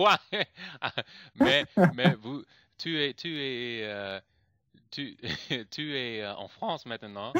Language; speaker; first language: French; non-native, learner; English